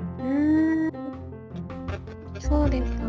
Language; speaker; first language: Japanese; non-native, learner; Malay